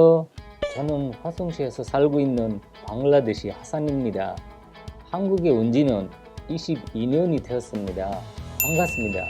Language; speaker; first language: Korean; non-native, fluent; Bangla